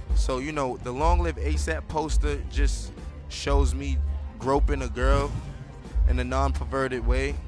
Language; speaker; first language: English; native; English